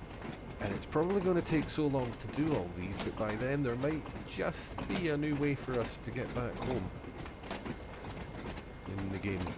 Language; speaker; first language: English; native; English